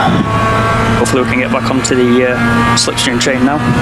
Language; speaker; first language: English; native; English